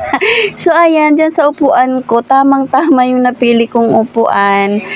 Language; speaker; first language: Filipino; native; Filipino